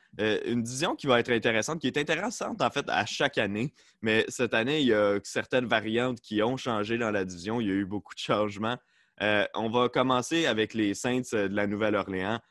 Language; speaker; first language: French; native; French